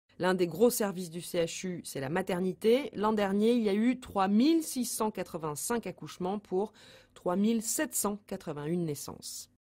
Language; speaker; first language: French; native; French